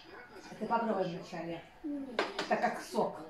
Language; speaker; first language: Russian; native; Russian